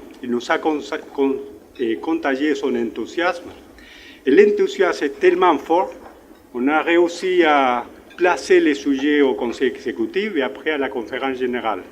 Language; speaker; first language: French; non-native, fluent; Spanish